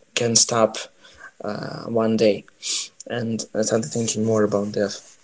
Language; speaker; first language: English; non-native, fluent; Ukrainian